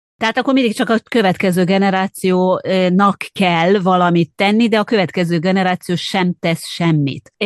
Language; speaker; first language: Hungarian; native; Hungarian